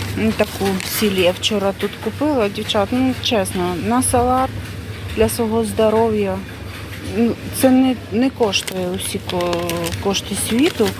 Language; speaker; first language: Ukrainian; native; Ukrainian